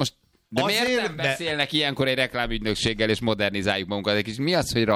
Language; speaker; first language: Hungarian; native; Hungarian